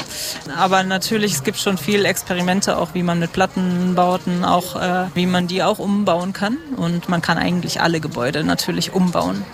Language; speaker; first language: German; native; German